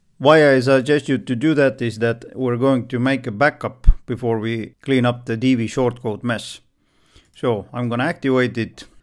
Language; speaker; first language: English; non-native, fluent; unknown